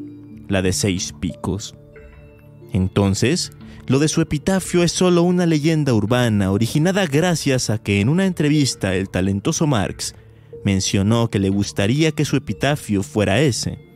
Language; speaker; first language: Spanish; native; Spanish